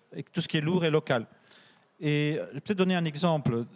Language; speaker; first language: French; native; French